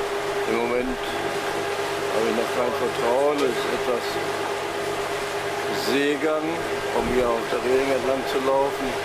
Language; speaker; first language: German; native; German